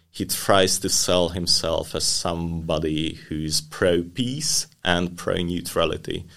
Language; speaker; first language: English; non-native, fluent; Hungarian